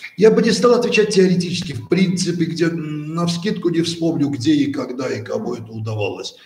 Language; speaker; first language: Russian; native; Russian